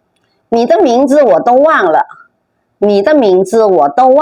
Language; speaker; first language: Chinese; non-native, fluent; Indonesian